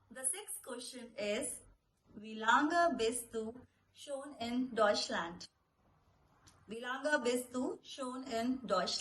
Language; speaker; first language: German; non-native, fluent; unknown